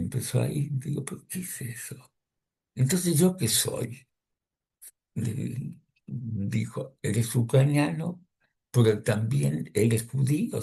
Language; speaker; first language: Spanish; early bilingual, other home language; Russian